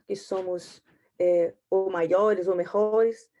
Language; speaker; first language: Portuguese; non-native, learner; Spanish